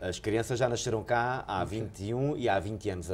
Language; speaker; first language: Portuguese; native; Portuguese